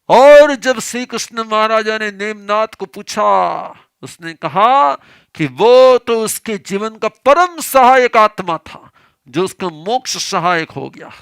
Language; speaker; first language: Hindi; non-native, local second language; Gujarati